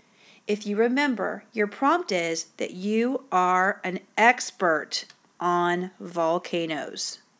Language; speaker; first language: English; native; English